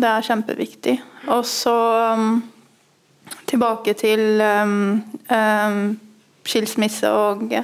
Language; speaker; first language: Norwegian; early bilingual, other home language; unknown